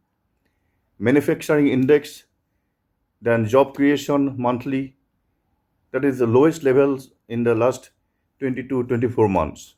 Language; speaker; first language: English; non-native, local second language; Assamese